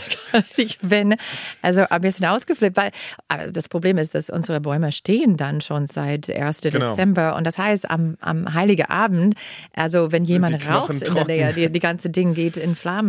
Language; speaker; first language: German; non-native, fluent; English